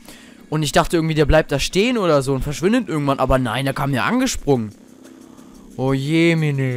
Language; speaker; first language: German; native; German